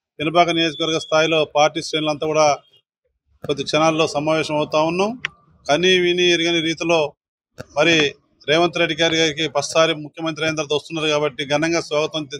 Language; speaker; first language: Telugu; native; Telugu